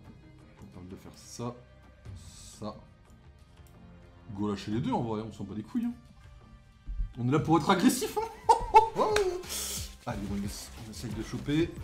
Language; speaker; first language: French; native; French